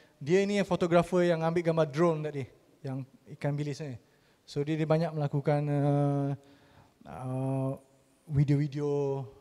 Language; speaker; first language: Malay; native; Malay